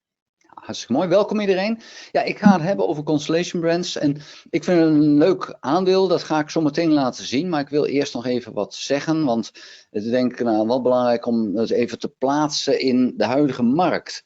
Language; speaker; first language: Dutch; native; Dutch